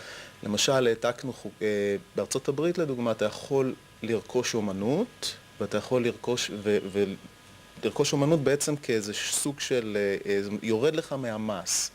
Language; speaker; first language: Hebrew; native; Hebrew